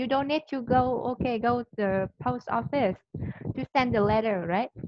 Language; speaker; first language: English; non-native, fluent; Vietnamese